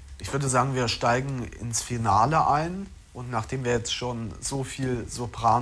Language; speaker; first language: German; native; German